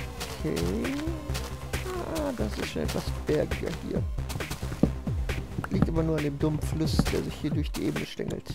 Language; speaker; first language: German; native; German